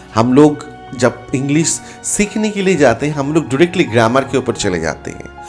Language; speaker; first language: Hindi; non-native, local second language; Bangla